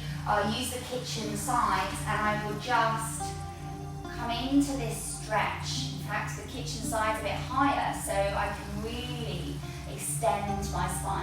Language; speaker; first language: English; native; English